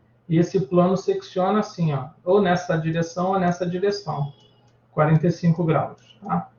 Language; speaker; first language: Portuguese; native; Portuguese